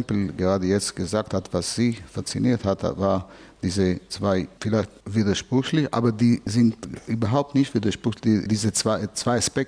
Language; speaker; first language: German; non-native, fluent; Hebrew